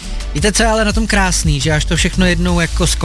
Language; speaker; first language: Czech; native; Czech